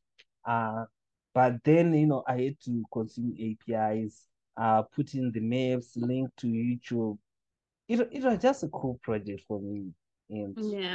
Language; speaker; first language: English; non-native, local second language; Shona